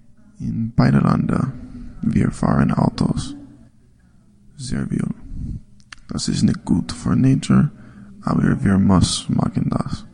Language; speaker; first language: German; non-native, learner; English